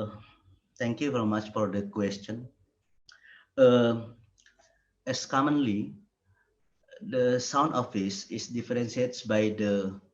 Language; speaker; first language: English; non-native, learner; Indonesian